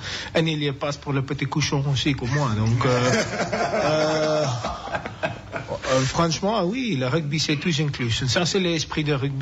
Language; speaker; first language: French; non-native, learner; English